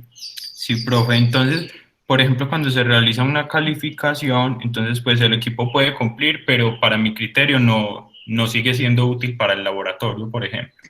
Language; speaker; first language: Spanish; native; Spanish